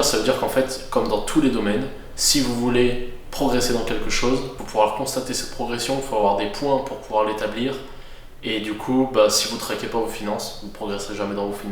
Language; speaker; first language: French; native; French